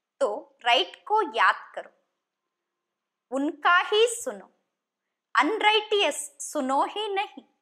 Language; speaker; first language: Hindi; non-native, local second language; Kannada